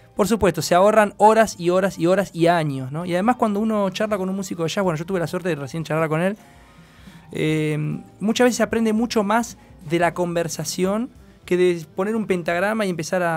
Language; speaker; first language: Spanish; native; Spanish